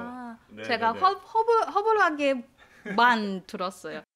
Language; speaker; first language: Korean; non-native, fluent; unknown